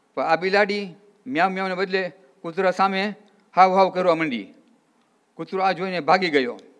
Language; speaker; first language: Gujarati; early bilingual, heritage; Gujarati